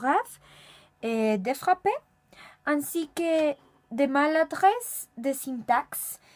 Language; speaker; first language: French; non-native, learner; Spanish